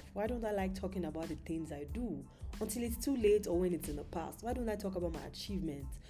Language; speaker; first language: English; non-native, local second language; Yoruba